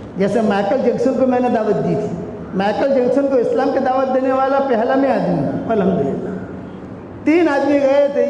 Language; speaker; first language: Urdu; non-native, local second language; Gujarati